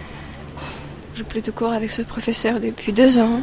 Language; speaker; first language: French; non-native, fluent; Russian